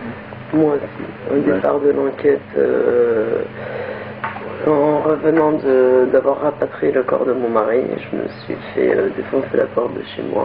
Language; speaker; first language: French; native; French